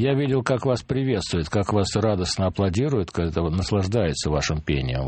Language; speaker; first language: Russian; native; Russian